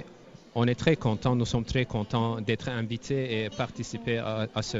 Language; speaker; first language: French; non-native, fluent; Turkish